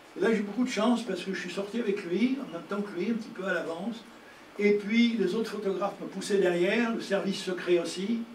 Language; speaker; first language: French; native; French